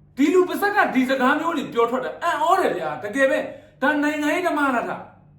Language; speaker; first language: Burmese; native; Burmese